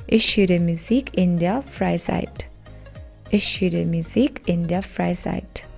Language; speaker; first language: German; non-native, fluent; Punjabi